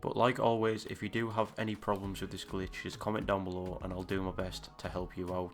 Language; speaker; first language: English; native; English